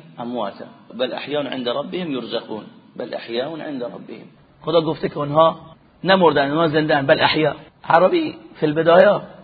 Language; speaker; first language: Persian; native; Persian